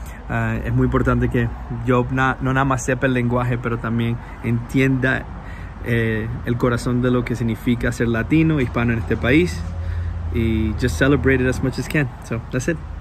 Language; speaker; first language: Spanish; early bilingual, heritage; Spanish